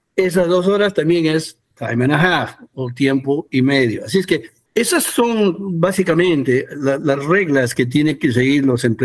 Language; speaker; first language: Spanish; early bilingual, heritage; Spanish